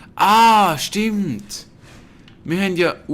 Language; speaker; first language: German; native; German